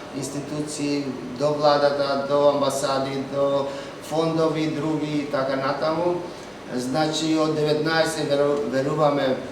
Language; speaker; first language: Macedonian; non-native, local second language; Albanian